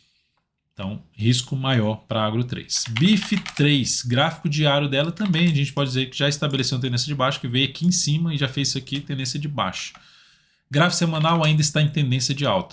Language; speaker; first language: Portuguese; native; Portuguese